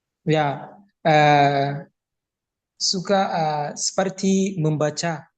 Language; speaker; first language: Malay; non-native, learner; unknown